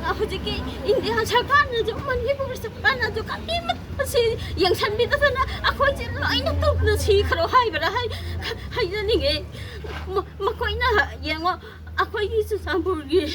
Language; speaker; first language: Manipuri; native; Manipuri